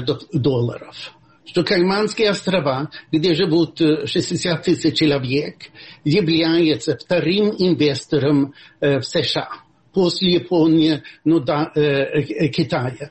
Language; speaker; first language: Russian; non-native, fluent; Swedish